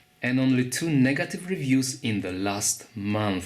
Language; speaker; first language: English; non-native, fluent; Polish